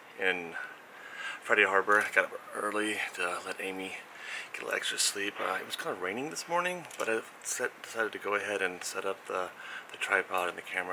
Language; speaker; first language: English; native; English